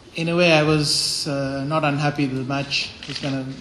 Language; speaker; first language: English; non-native, local second language; Tamil